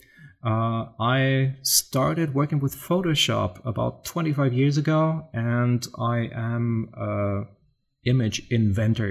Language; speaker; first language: English; non-native, fluent; German